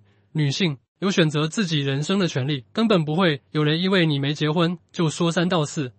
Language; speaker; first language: Chinese; native; Chinese